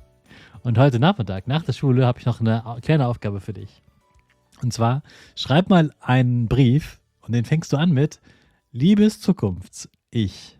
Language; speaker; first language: German; native; German